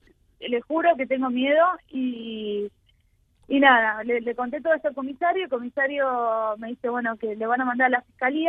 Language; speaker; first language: Spanish; native; Spanish